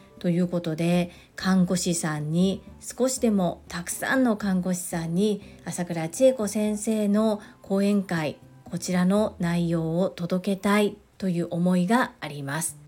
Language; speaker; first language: Japanese; native; Japanese